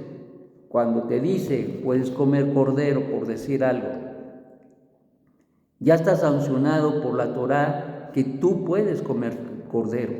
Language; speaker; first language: Spanish; native; Spanish